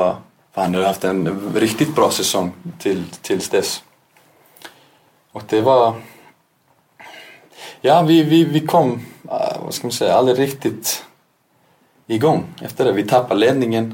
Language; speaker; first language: Swedish; non-native, fluent; Icelandic